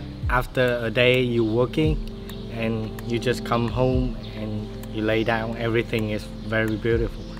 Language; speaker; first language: English; non-native, learner; Vietnamese